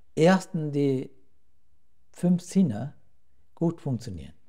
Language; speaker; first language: German; non-native, fluent; Sinhala